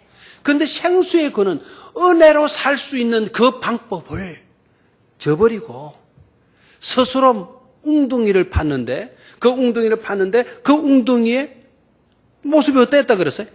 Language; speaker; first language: Korean; native; Korean